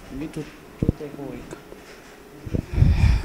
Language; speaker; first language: French; non-native, local second language; Haitian Creole